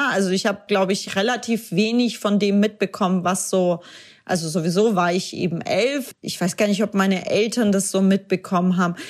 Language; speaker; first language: German; early bilingual, other home language; Russian